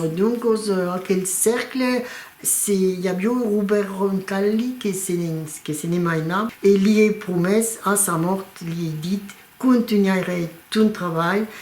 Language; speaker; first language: Occitan; non-native, local second language; French